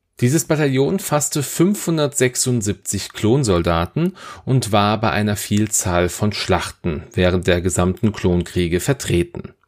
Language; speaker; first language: German; native; German